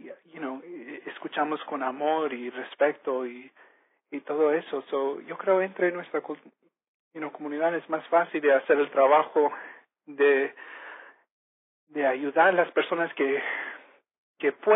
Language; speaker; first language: Spanish; early bilingual, heritage; Spanish